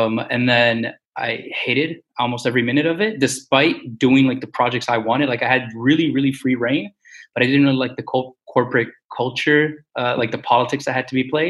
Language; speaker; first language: English; early bilingual, other home language; Portuguese